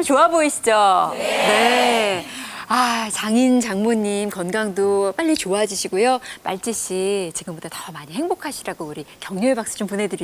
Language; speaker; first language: Korean; native; Korean